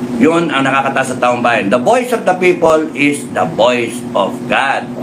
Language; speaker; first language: Filipino; native; Filipino